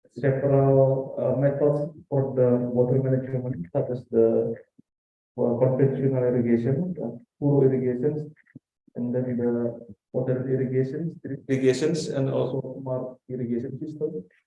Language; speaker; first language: English; non-native, fluent; Indonesian